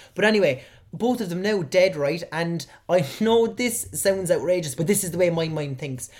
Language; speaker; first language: English; native; English